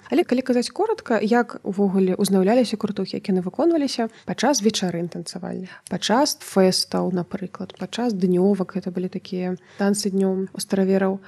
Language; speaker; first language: Belarusian; native; Belarusian